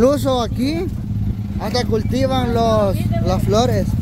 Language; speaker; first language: Spanish; native; Spanish